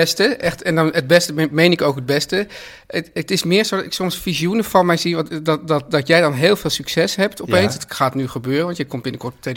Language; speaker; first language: Dutch; native; Dutch